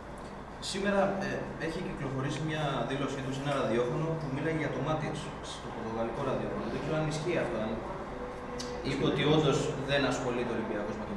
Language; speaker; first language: Greek; native; Greek